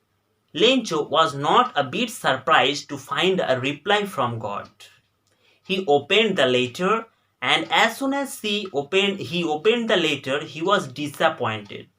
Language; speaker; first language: English; non-native, local second language; Bangla